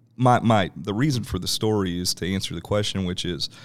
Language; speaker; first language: English; native; English